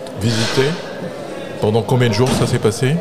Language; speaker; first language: French; native; French